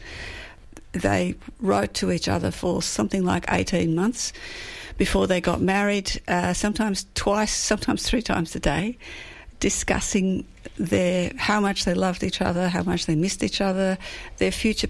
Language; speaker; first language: English; native; English